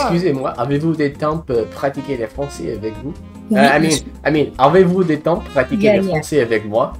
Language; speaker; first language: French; non-native, learner; English